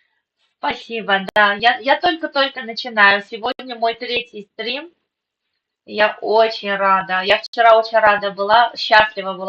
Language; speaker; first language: Russian; non-native, local second language; Armenian